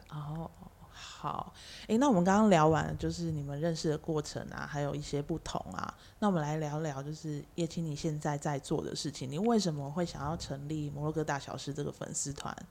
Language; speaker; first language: Chinese; native; Chinese